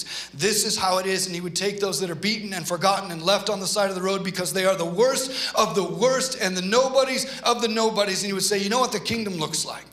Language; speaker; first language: English; native; English